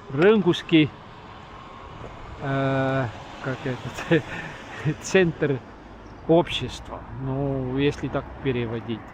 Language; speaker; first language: Russian; non-native, local second language; Estonian